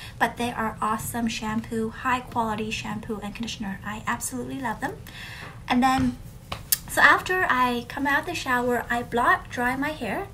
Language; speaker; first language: English; early bilingual, other home language; Vietnamese